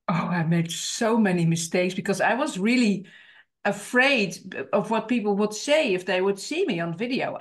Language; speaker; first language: English; non-native, fluent; Dutch